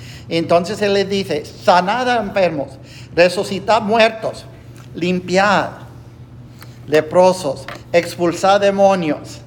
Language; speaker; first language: Spanish; non-native, fluent; English